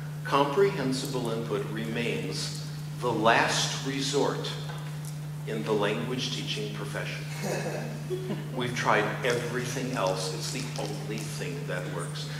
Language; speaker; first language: English; native; English